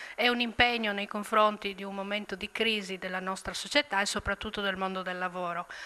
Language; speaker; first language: Italian; native; Italian